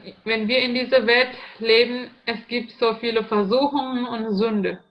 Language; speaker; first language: German; non-native, learner; Indonesian